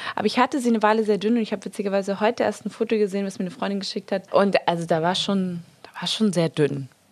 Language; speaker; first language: German; early bilingual, other home language; Spanish